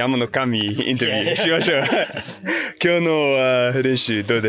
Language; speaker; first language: Japanese; non-native, learner; English